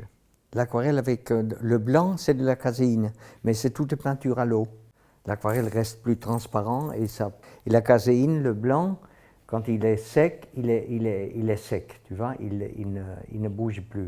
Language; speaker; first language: French; non-native, fluent; Dutch